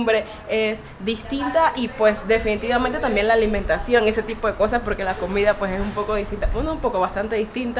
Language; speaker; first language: Spanish; native; Spanish